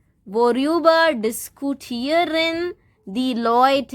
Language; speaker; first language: German; non-native, fluent; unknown